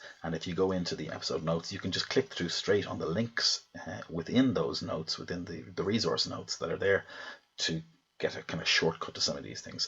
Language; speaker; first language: English; native; English